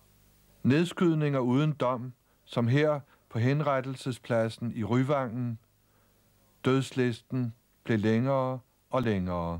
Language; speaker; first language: Danish; native; Danish